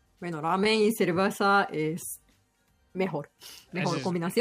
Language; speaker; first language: Spanish; non-native, learner; Japanese